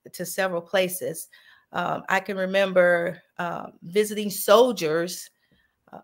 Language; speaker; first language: English; native; English